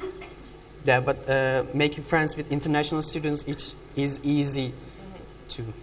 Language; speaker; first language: English; non-native, fluent; Turkish